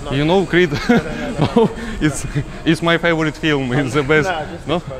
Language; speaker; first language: English; non-native, learner; Russian